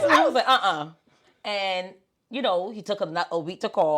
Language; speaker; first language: English; native; English